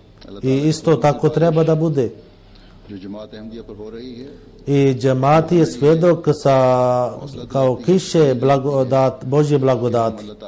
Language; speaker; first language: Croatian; non-native, fluent; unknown